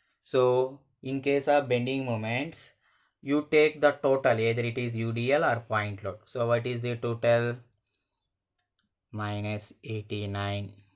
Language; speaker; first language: English; non-native, local second language; Telugu